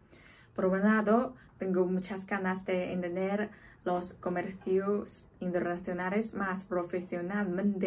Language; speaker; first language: Spanish; non-native, fluent; Chinese